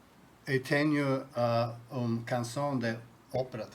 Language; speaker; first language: Portuguese; non-native, learner; Swedish